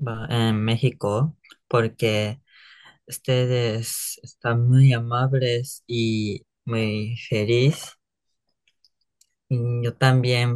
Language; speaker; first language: Spanish; non-native, learner; Japanese